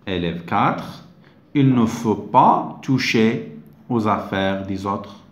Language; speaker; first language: French; non-native, local second language; Arabic